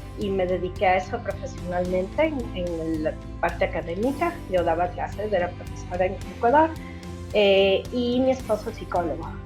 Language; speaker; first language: Spanish; native; Spanish